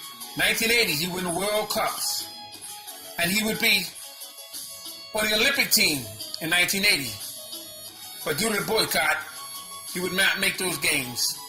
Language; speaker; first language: English; native; English